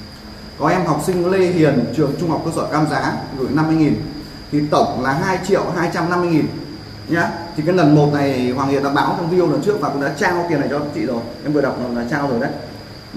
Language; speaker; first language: Vietnamese; native; Vietnamese